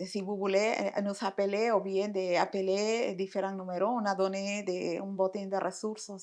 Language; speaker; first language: French; non-native, fluent; Spanish